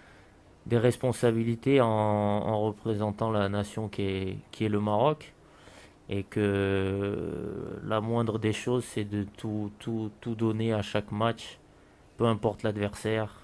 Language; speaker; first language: French; native; French